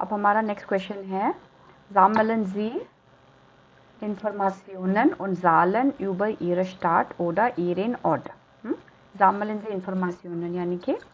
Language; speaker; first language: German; non-native, fluent; Hindi